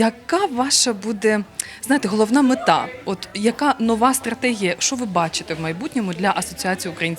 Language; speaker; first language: Ukrainian; native; Ukrainian